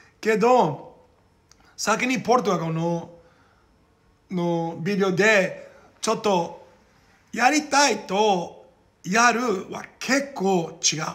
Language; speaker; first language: Japanese; non-native, learner; Portuguese